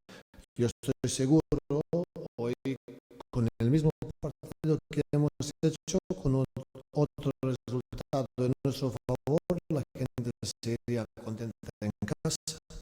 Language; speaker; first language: Spanish; non-native, fluent; Serbian